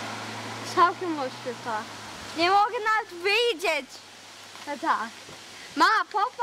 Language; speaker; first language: Polish; early bilingual, heritage; Polish